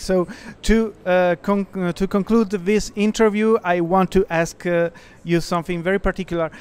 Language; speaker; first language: English; non-native, learner; Italian